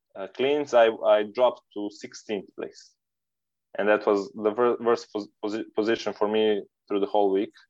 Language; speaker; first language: English; non-native, fluent; Serbian